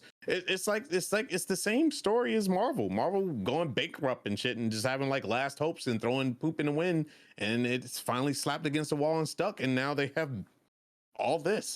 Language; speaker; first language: English; native; English